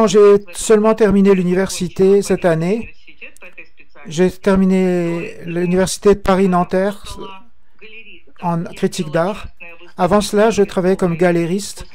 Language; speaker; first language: French; non-native, fluent; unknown